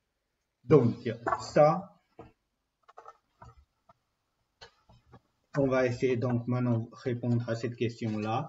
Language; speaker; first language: French; non-native, fluent; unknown